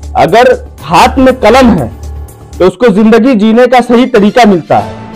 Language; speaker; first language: Hindi; native; Hindi